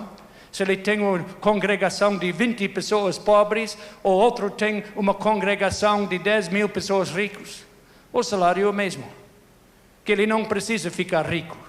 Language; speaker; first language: Portuguese; non-native, fluent; English